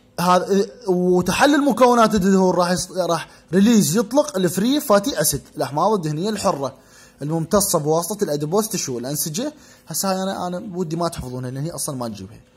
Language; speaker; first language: Arabic; native; Arabic